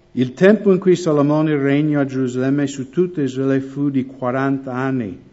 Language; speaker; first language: Italian; non-native, fluent; English